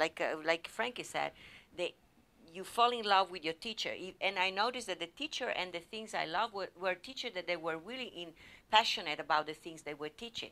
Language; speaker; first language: English; non-native, fluent; Italian